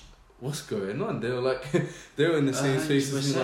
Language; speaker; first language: English; native; English